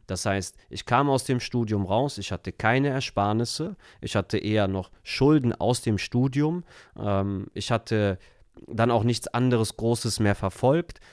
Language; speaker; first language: German; early bilingual, other home language; Turkish